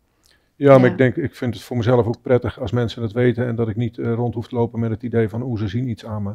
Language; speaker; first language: Dutch; native; Dutch